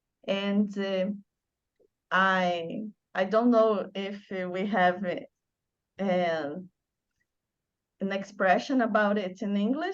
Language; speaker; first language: English; non-native, learner; Portuguese